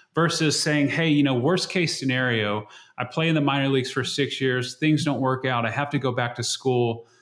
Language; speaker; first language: English; native; English